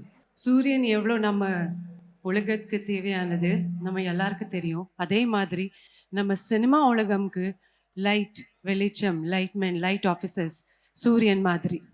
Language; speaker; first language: Tamil; non-native, fluent; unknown